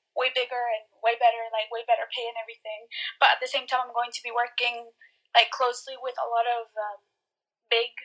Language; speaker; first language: English; early bilingual, other home language; Spanish